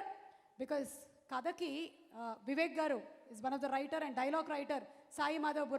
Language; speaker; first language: Telugu; native; Telugu